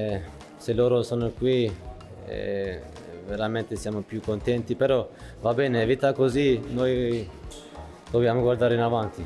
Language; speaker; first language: Italian; non-native, fluent; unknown